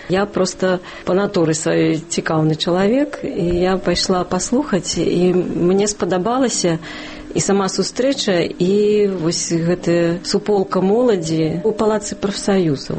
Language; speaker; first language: Belarusian; non-native, local second language; Russian